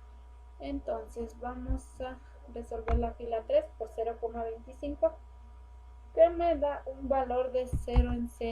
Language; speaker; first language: Spanish; native; Spanish